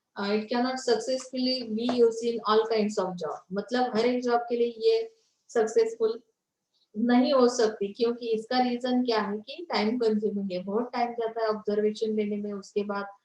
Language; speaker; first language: Hindi; non-native, local second language; Marathi